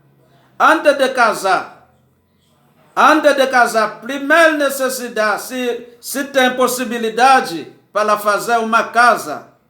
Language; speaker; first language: Portuguese; non-native, learner; Haitian Creole